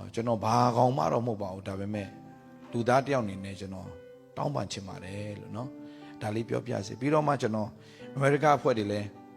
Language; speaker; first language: Burmese; non-native, local second language; Tedim Chin